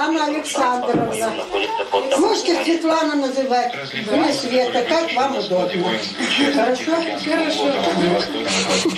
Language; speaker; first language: Russian; native; Russian